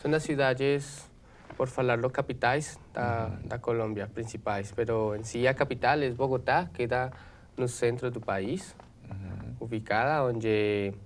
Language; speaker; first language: Portuguese; non-native, learner; Spanish